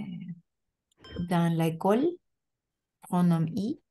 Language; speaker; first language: French; non-native, learner; Spanish